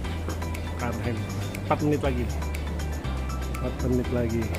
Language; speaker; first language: Indonesian; native; Indonesian